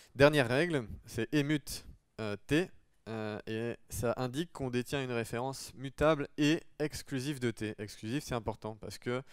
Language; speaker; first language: French; native; French